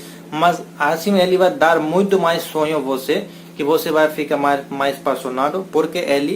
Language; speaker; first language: Portuguese; non-native, learner; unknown